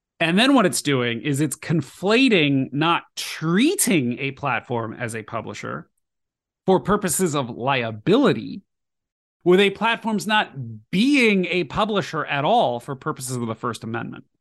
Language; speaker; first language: English; native; English